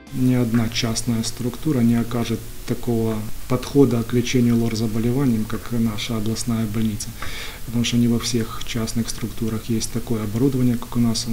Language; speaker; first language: Russian; native; Russian